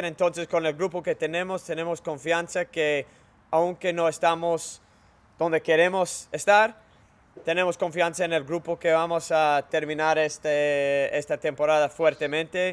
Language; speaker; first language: Spanish; non-native, fluent; English